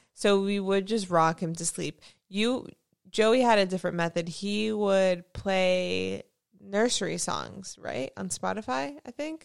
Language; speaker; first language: English; native; English